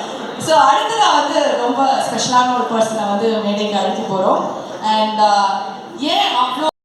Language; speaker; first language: Tamil; native; Tamil